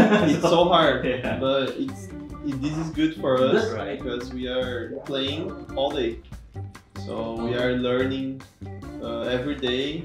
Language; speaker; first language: English; non-native, learner; Portuguese